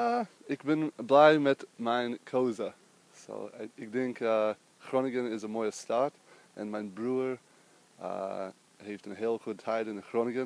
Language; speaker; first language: Dutch; early bilingual, heritage; English